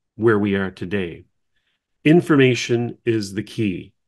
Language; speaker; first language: English; native; English